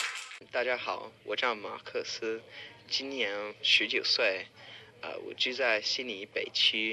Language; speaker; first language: Chinese; non-native, learner; English